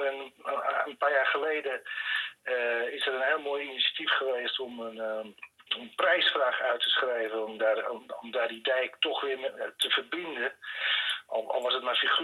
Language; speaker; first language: Dutch; native; Dutch